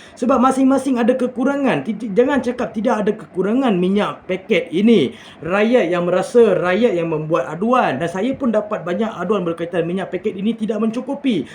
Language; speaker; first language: Malay; non-native, local second language; Tamil